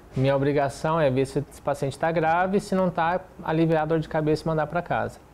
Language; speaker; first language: Portuguese; native; Portuguese